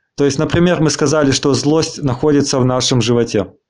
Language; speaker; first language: Russian; non-native, fluent; Spanish